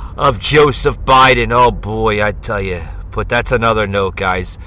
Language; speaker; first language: English; native; English